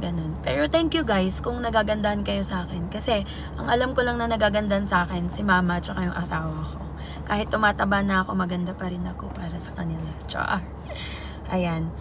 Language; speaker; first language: Filipino; non-native, local second language; Waray